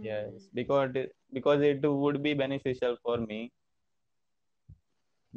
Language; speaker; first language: English; non-native, learner; Hindi